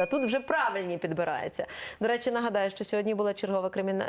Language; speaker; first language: Ukrainian; native; Ukrainian